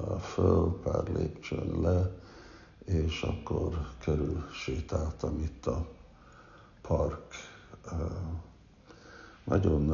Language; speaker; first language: Hungarian; early bilingual, heritage; Hungarian